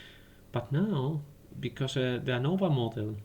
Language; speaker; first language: English; non-native, fluent; Spanish